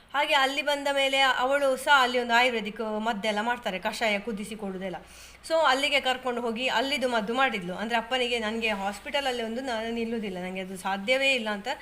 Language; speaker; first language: Kannada; native; Kannada